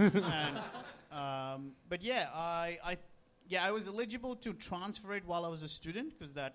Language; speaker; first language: English; non-native, local second language; Sinhala